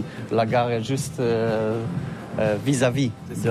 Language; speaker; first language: French; non-native, learner; Polish